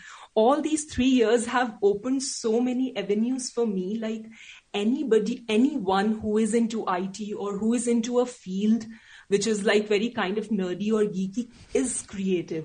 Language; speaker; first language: English; non-native, local second language; Hindi